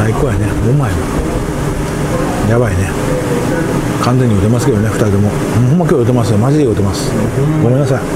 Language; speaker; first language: Japanese; native; Japanese